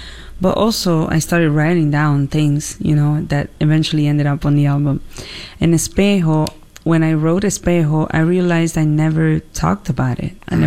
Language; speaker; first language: English; non-native, fluent; Italian